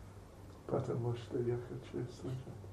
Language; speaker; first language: Russian; non-native, learner; English